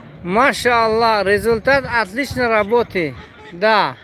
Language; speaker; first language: Russian; non-native, learner; Tajik